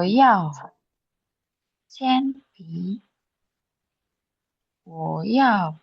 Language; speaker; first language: Chinese; non-native, learner; Indonesian